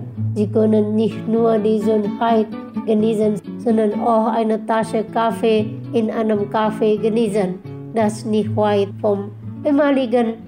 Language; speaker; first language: German; non-native, fluent; Indonesian